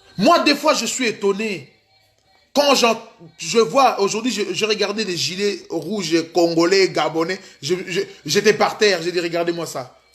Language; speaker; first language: French; non-native, local second language; Lingala